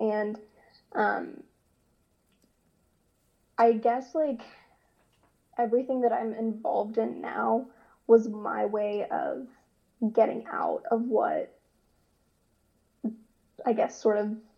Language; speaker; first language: English; native; English